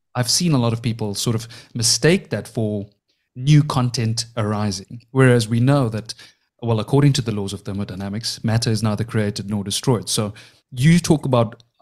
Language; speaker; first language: English; native; English